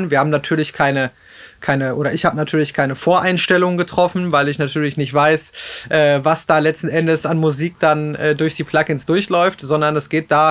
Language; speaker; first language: German; native; German